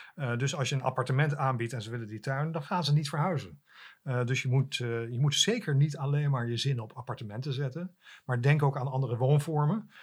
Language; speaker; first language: Dutch; native; Dutch